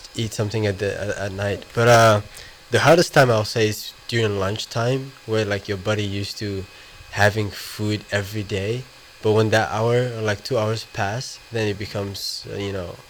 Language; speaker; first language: English; non-native, fluent; Somali